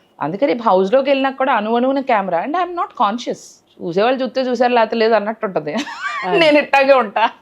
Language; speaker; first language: Telugu; native; Telugu